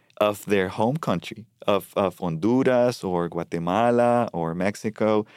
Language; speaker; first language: English; non-native, fluent; Spanish